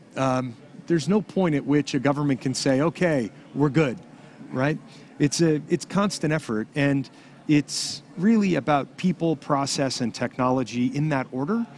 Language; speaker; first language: English; native; English